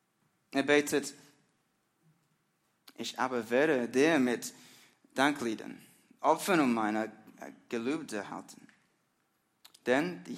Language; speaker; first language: German; non-native, learner; English